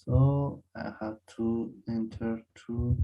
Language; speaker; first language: English; non-native, learner; Spanish